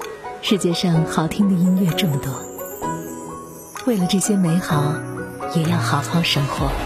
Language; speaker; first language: Chinese; native; Chinese